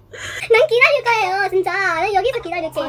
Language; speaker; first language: Korean; non-native, learner; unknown